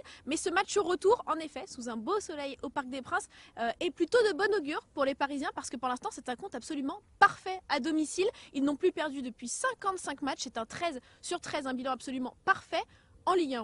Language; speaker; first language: French; native; French